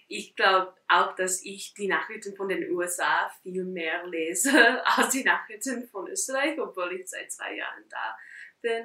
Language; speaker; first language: German; non-native, fluent; English